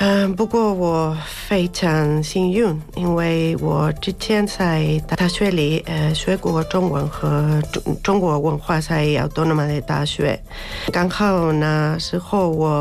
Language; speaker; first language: Chinese; non-native, fluent; Spanish